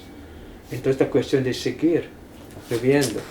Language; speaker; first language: Spanish; non-native, fluent; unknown